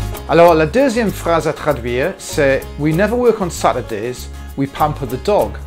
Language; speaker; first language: French; non-native, fluent; English